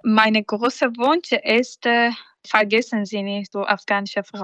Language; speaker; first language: German; non-native, learner; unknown